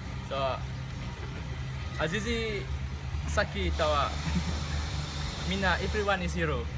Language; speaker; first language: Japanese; non-native, learner; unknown